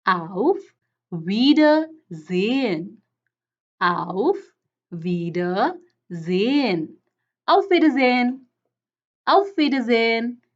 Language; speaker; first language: German; non-native, fluent; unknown